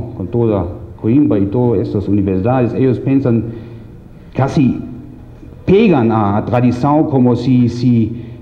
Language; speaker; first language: Portuguese; non-native, fluent; German